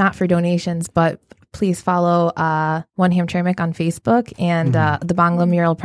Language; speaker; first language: English; native; English